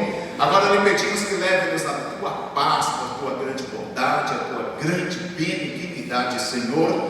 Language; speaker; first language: Portuguese; native; Portuguese